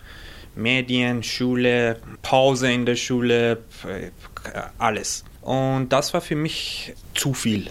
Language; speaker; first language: German; non-native, learner; Persian